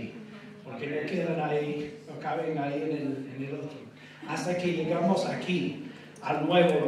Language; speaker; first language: Spanish; non-native, fluent; English